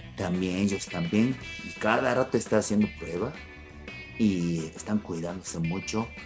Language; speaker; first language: Spanish; non-native, fluent; Japanese